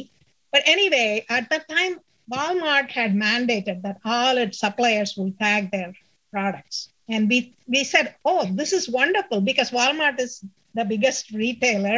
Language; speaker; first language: English; non-native, local second language; Tamil